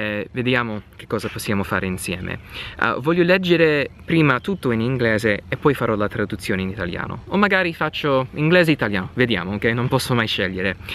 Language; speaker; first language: Italian; non-native, fluent; English